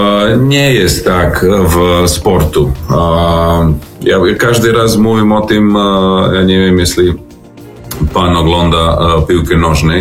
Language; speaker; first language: Polish; non-native, learner; Serbian